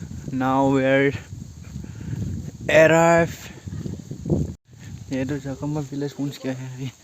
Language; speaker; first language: Hindi; non-native, local second language; Assamese